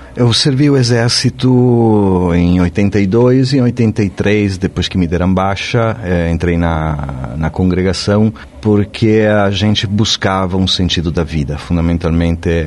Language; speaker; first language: Portuguese; non-native, fluent; Italian